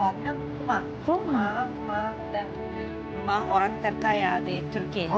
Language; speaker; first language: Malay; non-native, fluent; Turkish